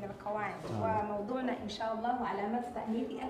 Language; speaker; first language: Arabic; non-native, local second language; Comorian